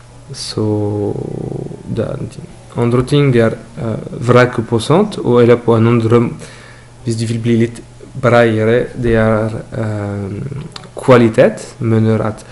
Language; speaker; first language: Norwegian; non-native, fluent; French